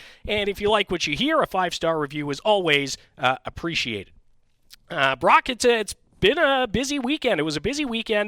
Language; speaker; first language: English; native; English